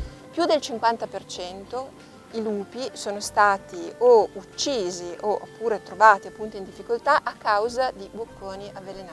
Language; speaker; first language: Italian; native; Italian